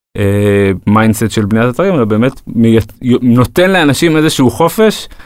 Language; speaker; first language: Hebrew; native; Hebrew